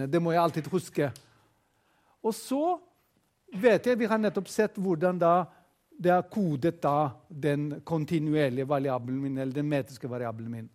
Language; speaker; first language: Norwegian; non-native, fluent; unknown